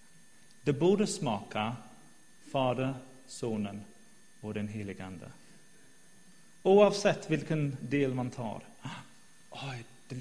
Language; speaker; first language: Swedish; non-native, fluent; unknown